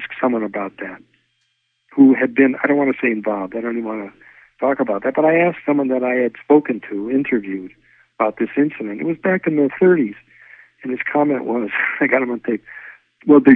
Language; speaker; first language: English; early bilingual, other home language; Yiddish